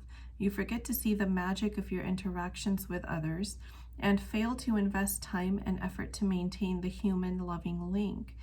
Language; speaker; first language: English; native; English